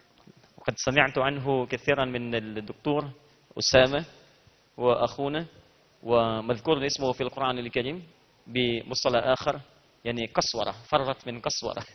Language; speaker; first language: Arabic; non-native, fluent; Indonesian